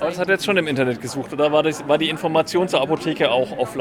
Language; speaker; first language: German; native; German